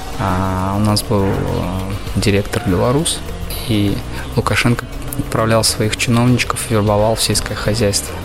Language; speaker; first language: Russian; native; Russian